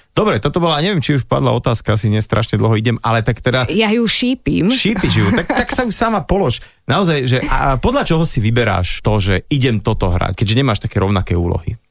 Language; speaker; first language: Slovak; native; Slovak